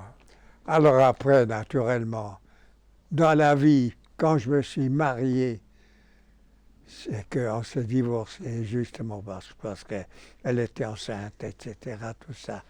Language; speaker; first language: French; non-native, local second language; German